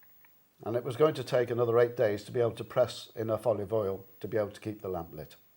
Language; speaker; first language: English; native; English